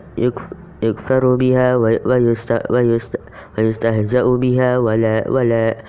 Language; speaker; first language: Arabic; non-native, learner; Indonesian